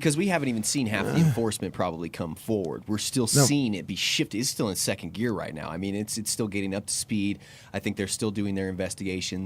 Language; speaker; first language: English; native; English